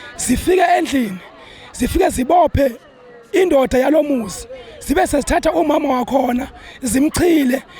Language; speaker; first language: Zulu; non-native, local second language; Xhosa